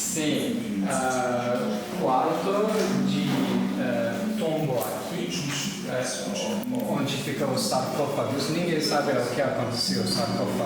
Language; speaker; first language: Portuguese; non-native, learner; Turkish